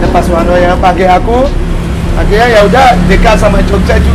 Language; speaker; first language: Indonesian; non-native, fluent; English